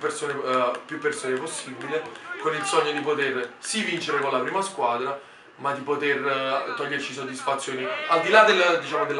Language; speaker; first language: Italian; native; Italian